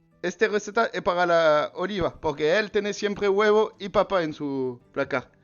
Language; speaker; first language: Spanish; non-native, learner; French